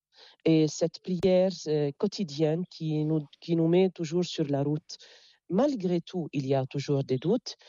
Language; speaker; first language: French; non-native, local second language; Arabic